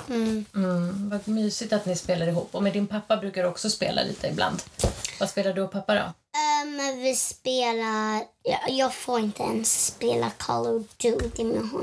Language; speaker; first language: Swedish; native; Swedish